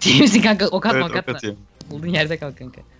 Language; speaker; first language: Turkish; native; Turkish